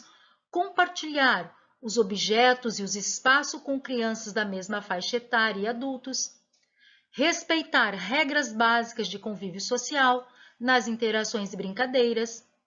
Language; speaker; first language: Portuguese; native; Portuguese